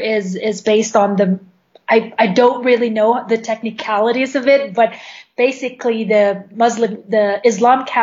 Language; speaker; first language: English; non-native, fluent; Indonesian